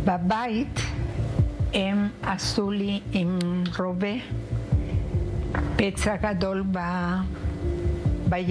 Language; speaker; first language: Hebrew; non-native, learner; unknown